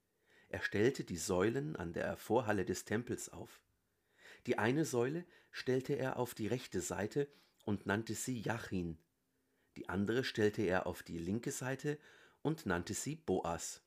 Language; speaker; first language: German; native; German